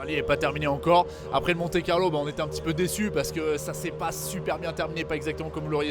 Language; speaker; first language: French; native; French